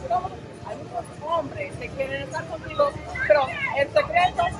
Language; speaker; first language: Spanish; non-native, learner; English